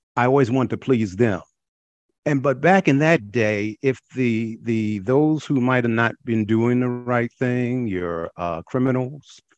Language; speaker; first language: English; native; English